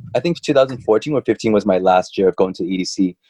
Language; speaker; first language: English; early bilingual, other home language; Chinese